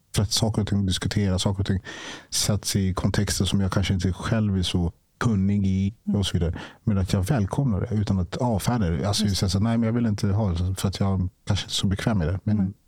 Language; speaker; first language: Swedish; early bilingual, other home language; Ganda